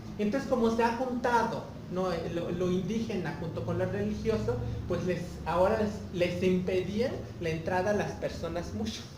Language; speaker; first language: Spanish; non-native, local second language; Nahuatl languages